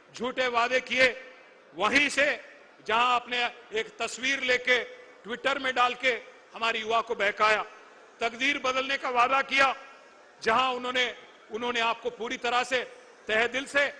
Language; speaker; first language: Hindi; non-native, local second language; Telugu